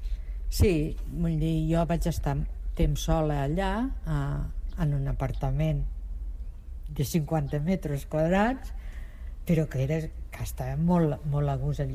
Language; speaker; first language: Catalan; non-native, local second language; Spanish